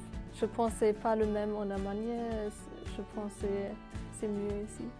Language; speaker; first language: French; non-native, fluent; German